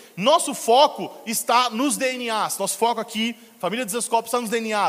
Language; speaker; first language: Portuguese; native; Portuguese